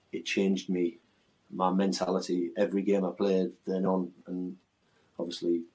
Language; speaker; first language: English; native; English